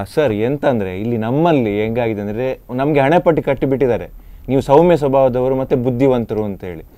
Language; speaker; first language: Kannada; non-native, local second language; Tulu